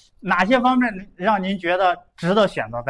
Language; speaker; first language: Chinese; native; Chinese